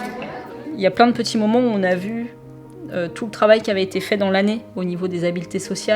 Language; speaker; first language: French; native; French